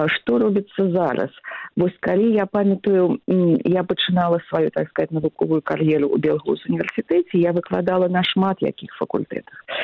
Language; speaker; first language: Belarusian; native; Belarusian